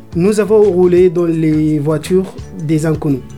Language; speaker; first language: French; non-native, learner; Arabic